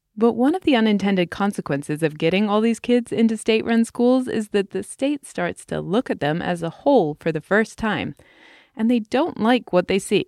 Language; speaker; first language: English; native; English